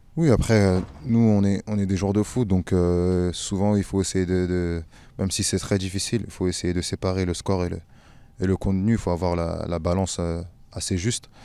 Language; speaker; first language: French; native; French